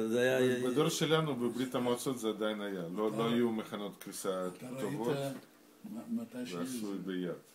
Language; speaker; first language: Hebrew; non-native, fluent; Russian